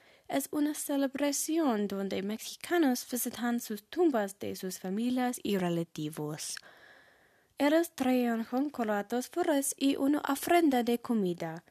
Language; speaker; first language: Spanish; non-native, learner; English